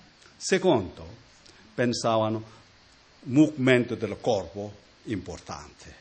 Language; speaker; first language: Italian; non-native, learner; Tibetan